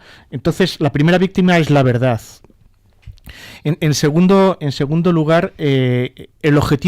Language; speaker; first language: Spanish; native; Spanish